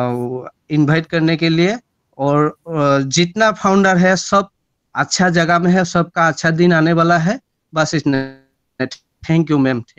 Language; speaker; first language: Hindi; non-native, local second language; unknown